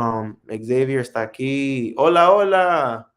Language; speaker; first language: Spanish; non-native, fluent; English